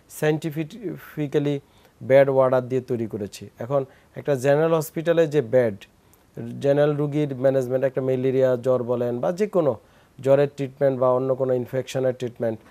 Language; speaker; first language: Bangla; native; Bangla